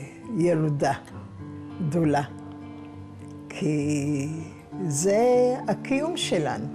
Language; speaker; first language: Hebrew; early bilingual, other home language; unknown